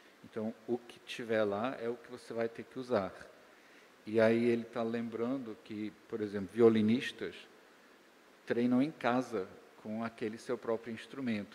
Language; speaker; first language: Portuguese; native; Portuguese